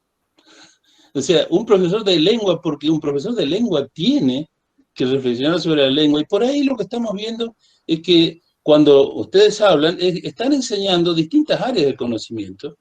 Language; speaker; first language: Spanish; native; Spanish